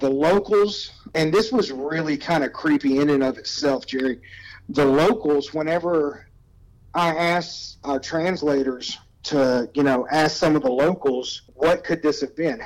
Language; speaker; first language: English; native; English